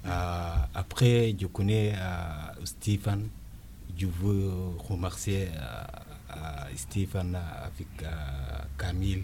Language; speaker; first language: French; non-native, learner; Arabic